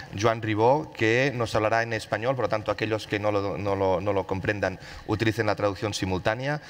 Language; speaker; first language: Spanish; native; Spanish